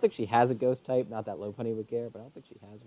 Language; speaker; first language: English; native; English